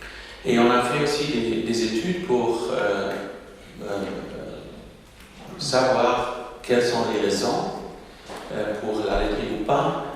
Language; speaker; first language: French; non-native, local second language; German